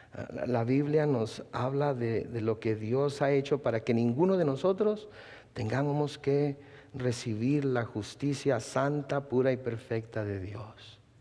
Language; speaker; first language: Spanish; native; Spanish